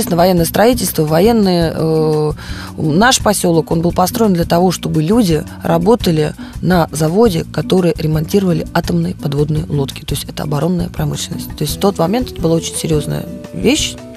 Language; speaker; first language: Russian; native; Russian